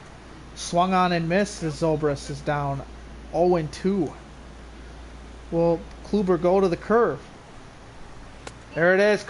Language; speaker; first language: English; native; English